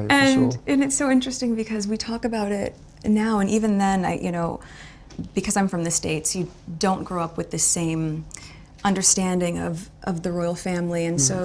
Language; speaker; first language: English; native; English